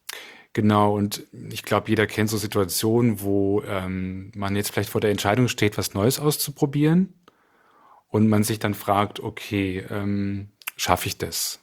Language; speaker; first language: German; native; German